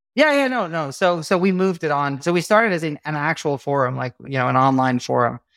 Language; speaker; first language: English; native; English